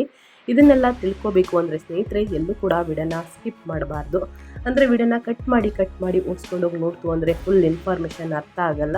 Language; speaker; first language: Kannada; native; Kannada